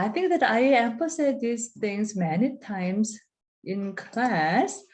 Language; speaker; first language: English; non-native, fluent; Korean